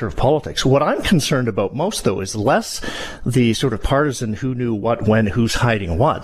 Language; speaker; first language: English; native; English